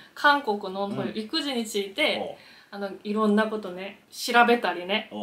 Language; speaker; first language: Japanese; non-native, fluent; Korean